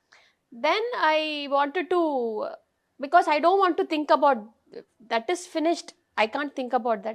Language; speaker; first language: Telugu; non-native, fluent; Tamil